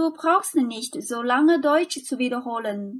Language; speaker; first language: German; non-native, fluent; Chinese